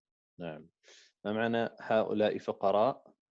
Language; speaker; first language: Arabic; non-native, fluent; English